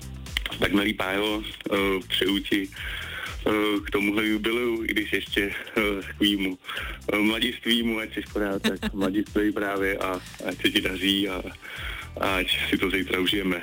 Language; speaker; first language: Czech; native; Czech